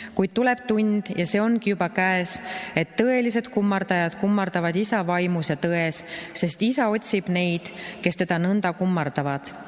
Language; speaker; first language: Estonian; native; Estonian